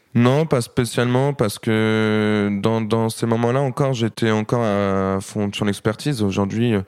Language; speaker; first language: French; native; French